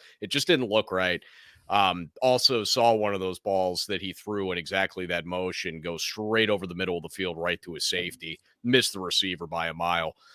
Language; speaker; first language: English; native; English